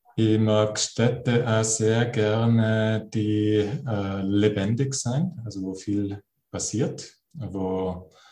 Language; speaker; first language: German; native; German